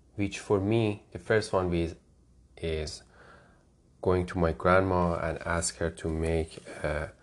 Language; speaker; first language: English; non-native, fluent; Persian